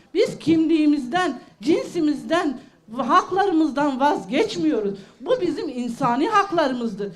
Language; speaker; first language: Turkish; non-native, local second language; Kurdish